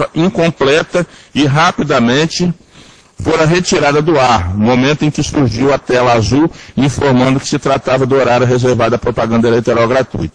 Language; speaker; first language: Portuguese; native; Portuguese